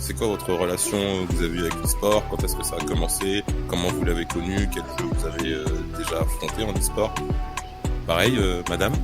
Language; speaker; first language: French; native; French